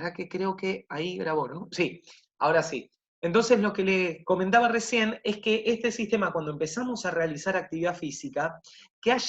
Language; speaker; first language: Spanish; native; Spanish